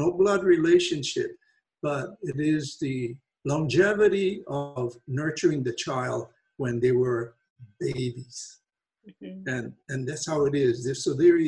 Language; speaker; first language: English; native; English